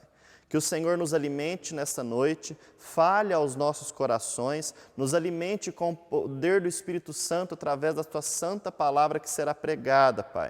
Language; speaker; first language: Portuguese; native; Portuguese